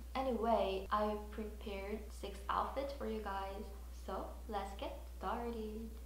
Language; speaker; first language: English; non-native, fluent; Korean